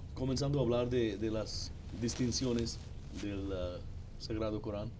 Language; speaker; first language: Spanish; non-native, fluent; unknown